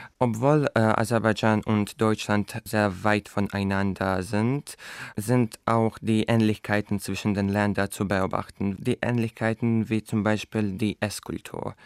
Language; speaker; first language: German; non-native, fluent; Azerbaijani